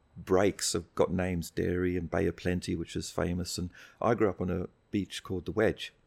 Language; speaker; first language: English; native; English